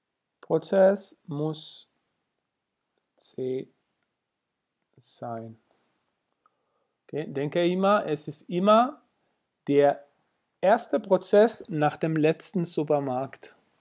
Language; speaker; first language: German; non-native, fluent; Spanish